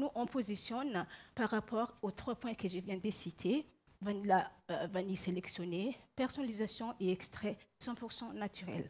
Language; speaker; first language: French; non-native, local second language; Malagasy